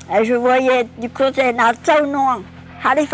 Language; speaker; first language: French; non-native, local second language; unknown